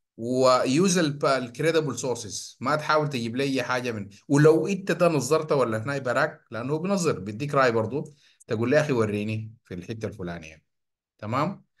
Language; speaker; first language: Arabic; native; Arabic